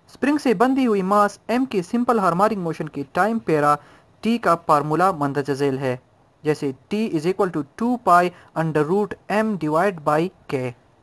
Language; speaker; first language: Urdu; non-native, local second language; Pashto